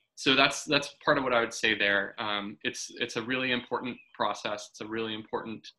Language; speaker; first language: English; native; English